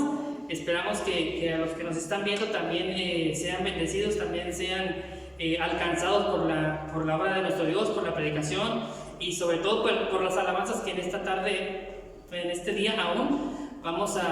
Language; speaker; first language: Spanish; native; Spanish